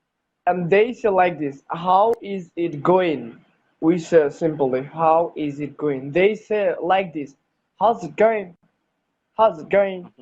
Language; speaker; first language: English; non-native, learner; Bangla